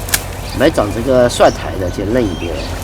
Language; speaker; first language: Chinese; native; Chinese